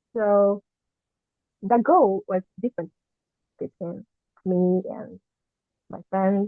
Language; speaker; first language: English; non-native, learner; Japanese